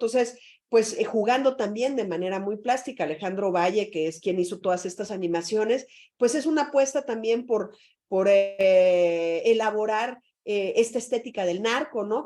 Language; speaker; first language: Spanish; native; Spanish